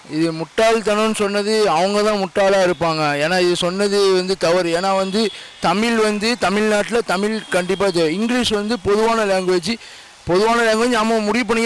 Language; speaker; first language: Tamil; native; Tamil